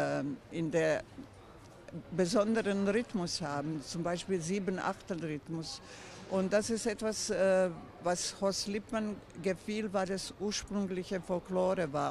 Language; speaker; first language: German; non-native, fluent; Croatian